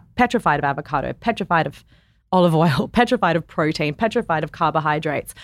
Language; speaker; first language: English; native; English